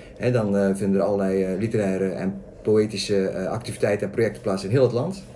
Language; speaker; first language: Dutch; native; Dutch